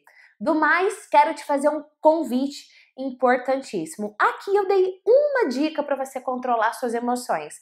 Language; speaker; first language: Portuguese; native; Portuguese